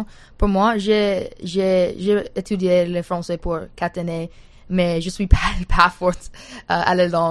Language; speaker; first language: French; non-native, learner; English